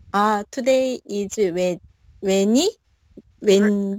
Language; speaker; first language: English; non-native, learner; Korean